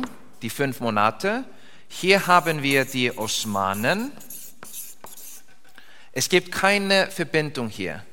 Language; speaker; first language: German; non-native, learner; Icelandic